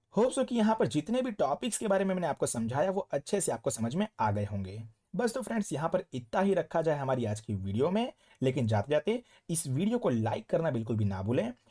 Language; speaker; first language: Hindi; non-native, local second language; Gujarati